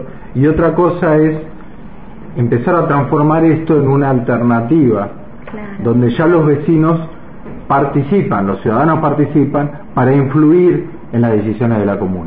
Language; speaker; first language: Spanish; native; Spanish